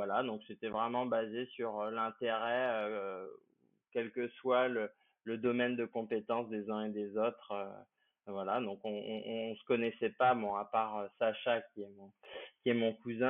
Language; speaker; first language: French; native; French